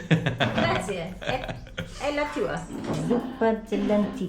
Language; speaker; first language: Italian; non-native, learner; English